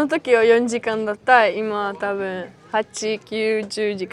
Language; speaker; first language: Japanese; non-native, fluent; Slovak